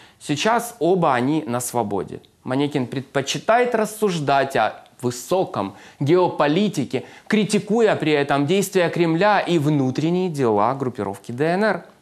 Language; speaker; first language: Russian; native; Russian